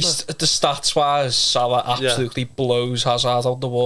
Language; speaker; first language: English; native; English